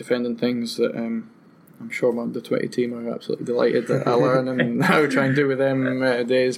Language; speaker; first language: English; native; English